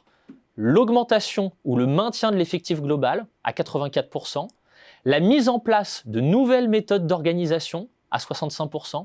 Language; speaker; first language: French; native; French